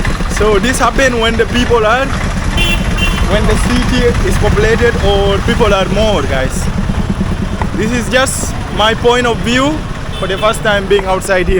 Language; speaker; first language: English; non-native, fluent; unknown